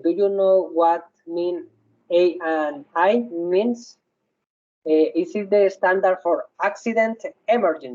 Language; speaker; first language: English; non-native, learner; Spanish